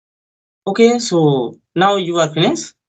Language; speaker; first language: English; non-native, learner; Hindi